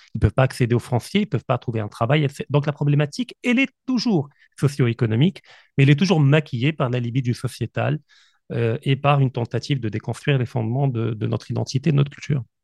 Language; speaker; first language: French; non-native, local second language; Arabic